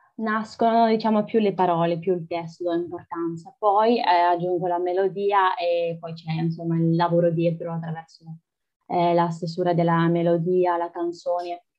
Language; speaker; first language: Italian; early bilingual, other home language; Lithuanian